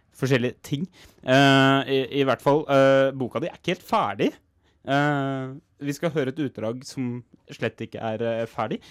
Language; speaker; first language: Norwegian; native; Norwegian